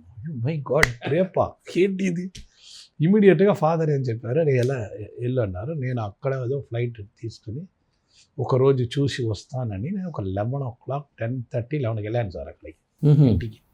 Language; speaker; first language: Telugu; non-native, local second language; Tamil